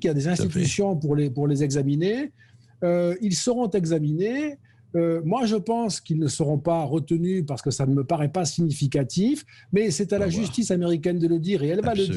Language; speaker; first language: French; native; French